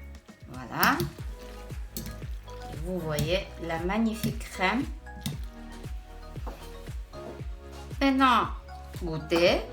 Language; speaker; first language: French; non-native, fluent; Italian